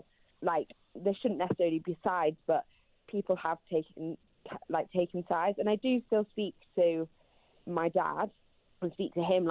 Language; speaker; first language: English; native; English